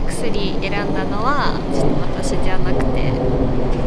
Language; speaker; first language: Japanese; native; Japanese